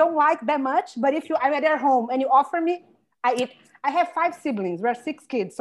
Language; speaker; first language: English; non-native, fluent; Portuguese